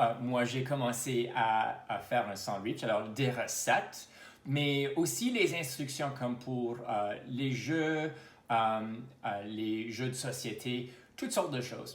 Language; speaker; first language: French; non-native, local second language; English